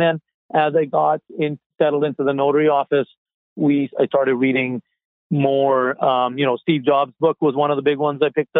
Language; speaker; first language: English; native; English